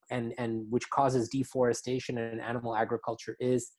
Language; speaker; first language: English; native; English